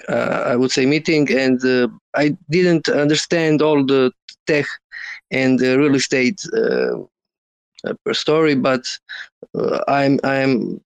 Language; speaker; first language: English; non-native, learner; Croatian